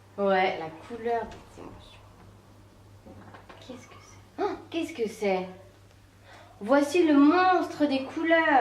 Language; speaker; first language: French; native; French